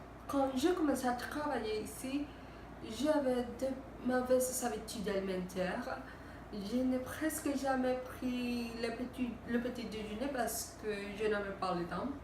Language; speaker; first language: French; non-native, learner; Spanish